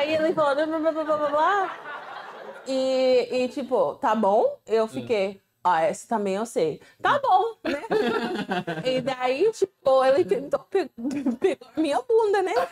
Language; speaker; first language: Portuguese; non-native, fluent; English